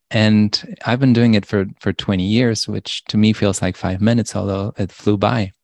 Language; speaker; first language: English; non-native, fluent; Polish